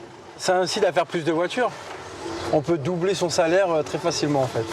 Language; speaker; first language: French; native; French